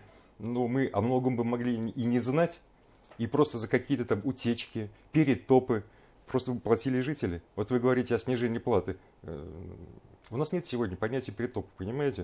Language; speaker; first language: Russian; native; Russian